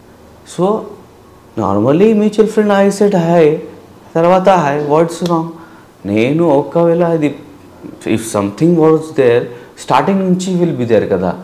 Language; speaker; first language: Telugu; non-native, learner; Hindi